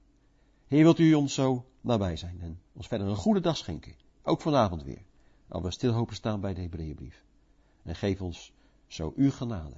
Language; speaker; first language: Dutch; native; Dutch